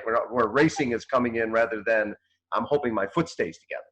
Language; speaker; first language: English; native; English